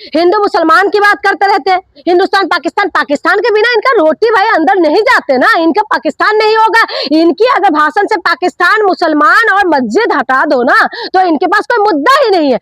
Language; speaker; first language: Hindi; non-native, local second language; Assamese